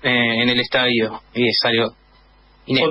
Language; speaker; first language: Spanish; native; Spanish